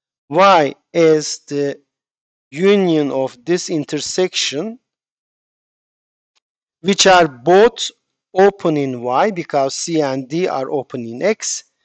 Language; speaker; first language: English; non-native, fluent; Turkish